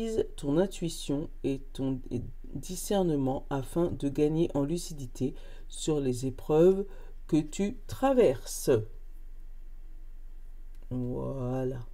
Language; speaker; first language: French; native; French